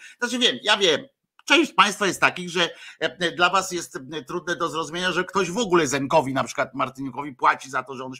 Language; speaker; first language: Polish; native; Polish